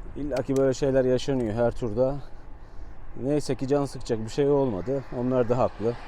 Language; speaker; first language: Turkish; native; Turkish